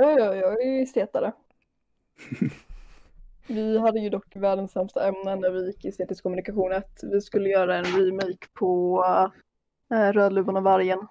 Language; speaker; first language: Swedish; native; Swedish